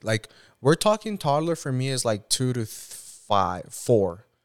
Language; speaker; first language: English; early bilingual, other home language; Spanish